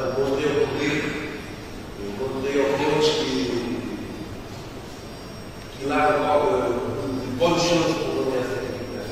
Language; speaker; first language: French; non-native, learner; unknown